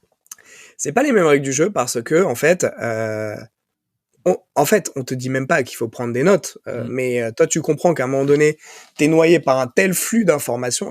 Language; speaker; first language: French; native; French